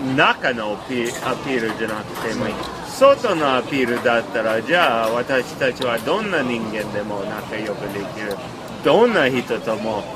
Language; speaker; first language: Japanese; non-native, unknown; English